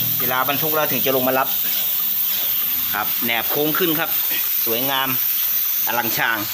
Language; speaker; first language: Thai; native; Thai